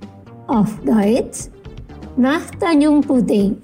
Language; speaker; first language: German; non-native, fluent; Indonesian